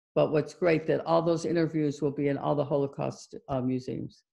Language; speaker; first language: English; native; English